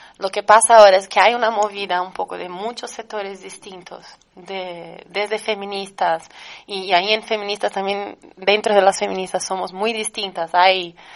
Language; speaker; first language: Spanish; non-native, fluent; Portuguese